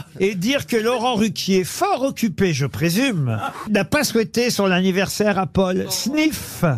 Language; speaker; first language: French; native; French